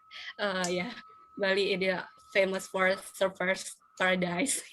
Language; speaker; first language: English; non-native, learner; Indonesian